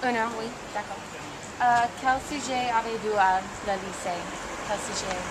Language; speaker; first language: French; non-native, learner; English